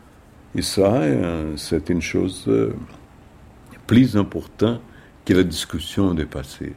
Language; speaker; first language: French; non-native, fluent; Portuguese